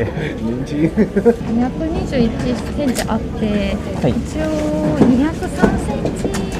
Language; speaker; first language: Japanese; non-native, learner; Chinese